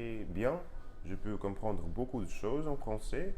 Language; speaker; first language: French; non-native, learner; Russian